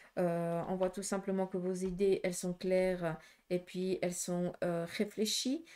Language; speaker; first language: French; native; French